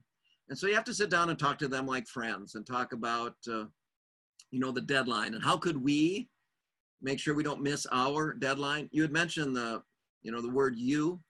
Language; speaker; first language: English; native; English